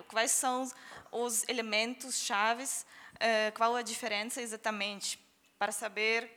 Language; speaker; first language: Portuguese; non-native, fluent; German